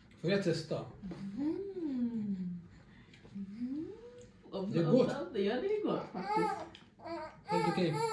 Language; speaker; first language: Swedish; early bilingual, other home language; Turkish